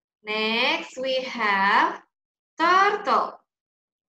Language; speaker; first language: English; non-native, learner; Indonesian